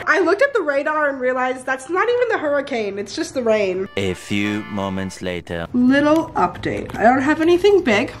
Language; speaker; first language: English; native; English